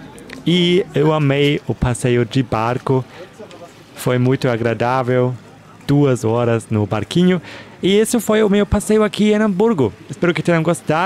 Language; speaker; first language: Portuguese; non-native, fluent; German